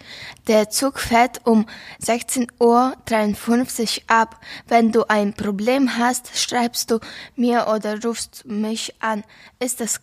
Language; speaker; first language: German; non-native, learner; Ukrainian